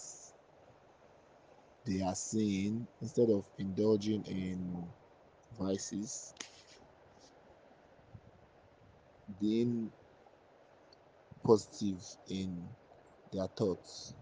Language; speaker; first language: English; non-native, local second language; Igbo